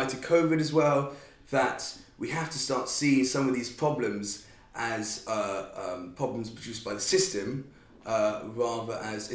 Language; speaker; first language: English; native; English